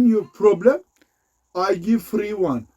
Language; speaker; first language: English; non-native, learner; Turkish